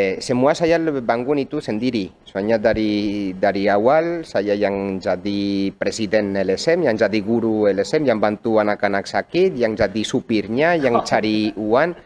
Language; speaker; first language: Indonesian; non-native, fluent; Spanish